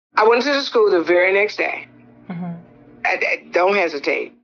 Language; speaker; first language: English; native; English